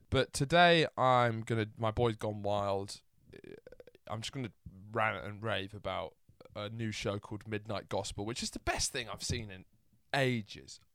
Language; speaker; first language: English; early bilingual, other home language; Italian